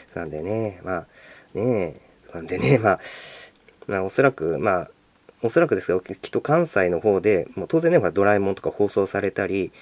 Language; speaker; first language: Japanese; native; Japanese